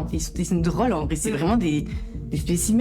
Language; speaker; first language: French; native; French